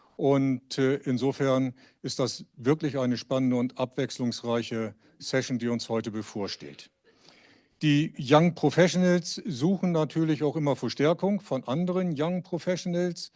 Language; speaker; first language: German; native; German